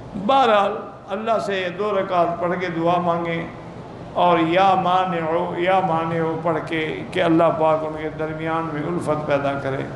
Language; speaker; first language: Urdu; native; Urdu